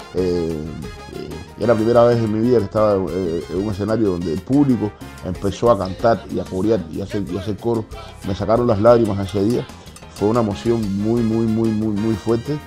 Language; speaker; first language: Spanish; native; Spanish